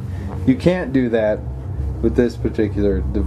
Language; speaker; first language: English; native; English